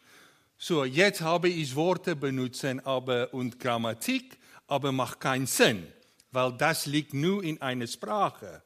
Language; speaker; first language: German; non-native, learner; Afrikaans